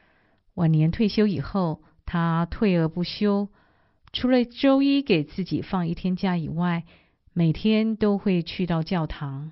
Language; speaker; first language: Chinese; native; Chinese